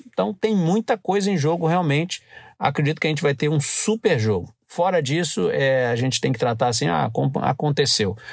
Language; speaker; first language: Portuguese; native; Portuguese